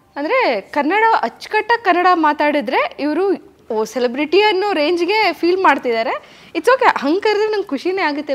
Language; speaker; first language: Kannada; native; Kannada